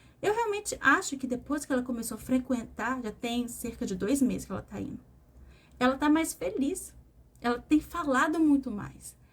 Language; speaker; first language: Portuguese; native; Portuguese